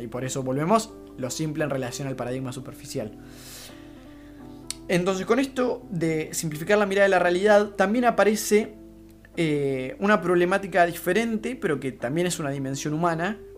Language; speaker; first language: Spanish; native; Spanish